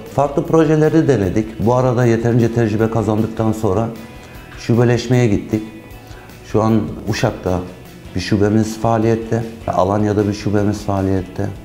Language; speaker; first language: Turkish; early bilingual, heritage; Turkish